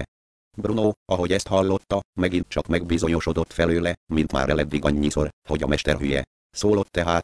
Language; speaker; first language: Hungarian; native; Hungarian